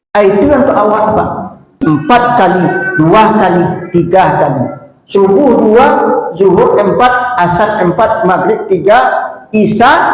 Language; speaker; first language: Malay; non-native, local second language; Minangkabau